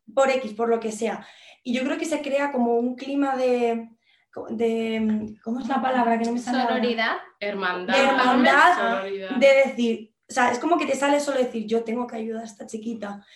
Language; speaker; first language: Spanish; native; Spanish